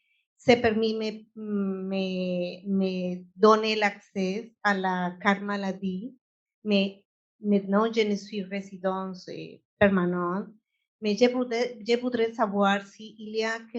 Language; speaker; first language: French; non-native, learner; Spanish